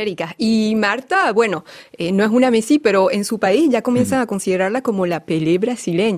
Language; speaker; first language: Spanish; native; Spanish